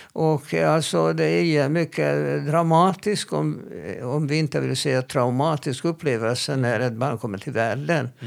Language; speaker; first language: Swedish; non-native, fluent; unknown